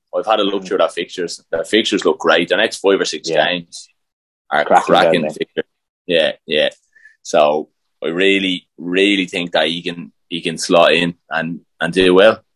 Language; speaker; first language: English; native; English